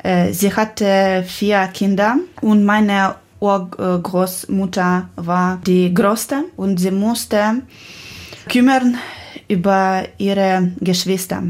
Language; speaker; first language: German; non-native, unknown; Ukrainian